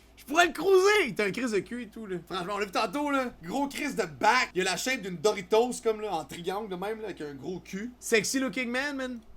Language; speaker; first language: French; native; French